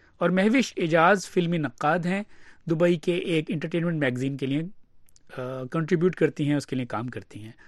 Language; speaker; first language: Urdu; native; Urdu